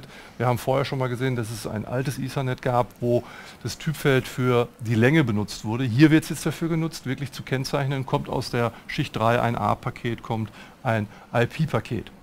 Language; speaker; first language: German; native; German